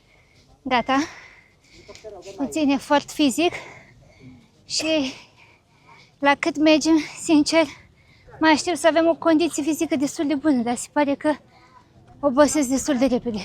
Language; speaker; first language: Romanian; native; Romanian